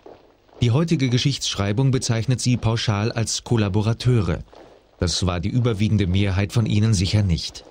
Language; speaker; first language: German; native; German